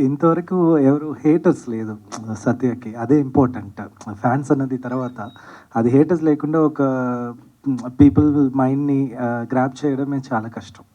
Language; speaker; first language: Telugu; non-native, learner; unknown